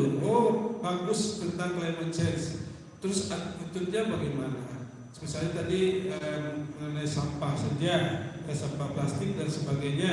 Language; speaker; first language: Indonesian; native; Indonesian